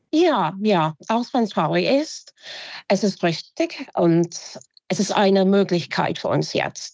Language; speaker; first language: German; non-native, fluent; English